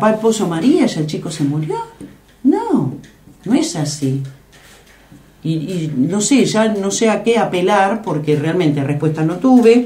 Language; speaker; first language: Spanish; native; Spanish